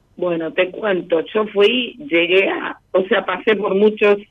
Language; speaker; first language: Spanish; native; Spanish